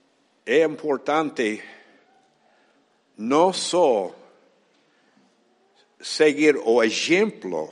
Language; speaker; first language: Portuguese; non-native, fluent; Spanish